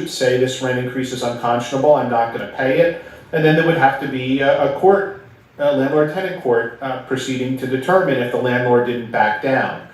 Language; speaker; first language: English; native; English